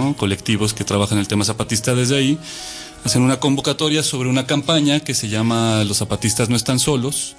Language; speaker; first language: Spanish; native; Spanish